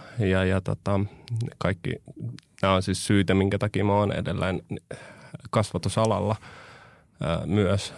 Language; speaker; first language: Finnish; early bilingual, other home language; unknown